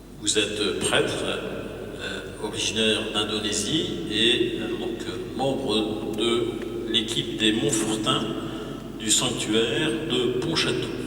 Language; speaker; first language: French; native; French